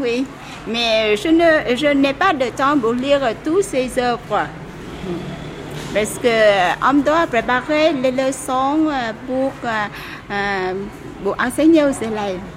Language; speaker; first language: French; non-native, fluent; Vietnamese